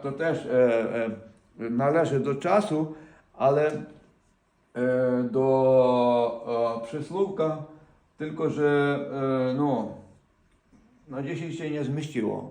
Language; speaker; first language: Polish; non-native, fluent; Ukrainian